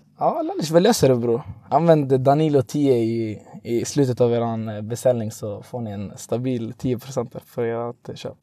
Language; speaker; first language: Swedish; early bilingual, other home language; Arabic